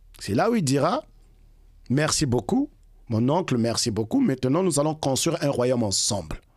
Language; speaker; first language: French; non-native, local second language; Kongo